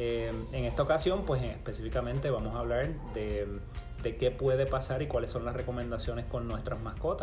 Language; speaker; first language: Spanish; native; Spanish